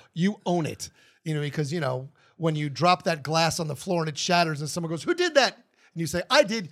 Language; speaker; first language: English; native; English